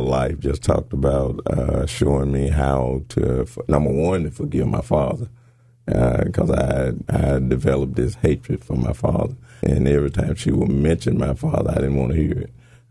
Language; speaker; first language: English; native; English